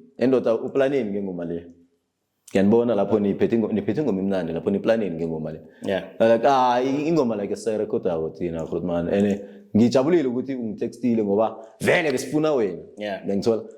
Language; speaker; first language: Zulu; non-native, local second language; South Ndebele